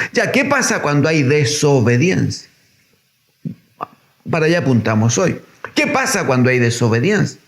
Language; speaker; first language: Spanish; native; Spanish